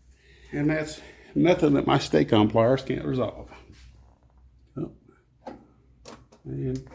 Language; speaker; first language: English; native; English